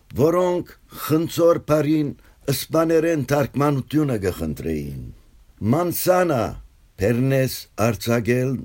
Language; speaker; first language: Armenian; early bilingual, heritage; Armenian